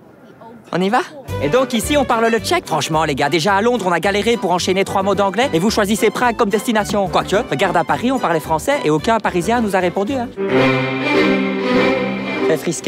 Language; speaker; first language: French; native; French